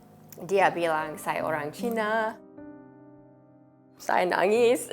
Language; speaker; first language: Indonesian; non-native, learner; English